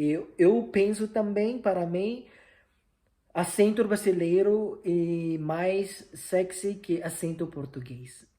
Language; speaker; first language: Portuguese; non-native, learner; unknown